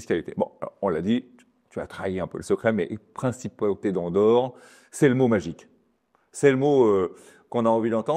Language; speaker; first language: French; native; French